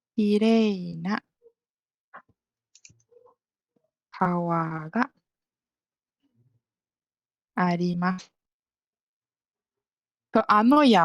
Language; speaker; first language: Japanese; non-native, fluent; Malay